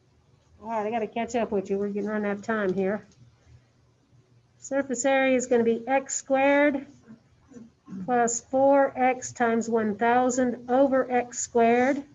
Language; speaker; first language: English; native; English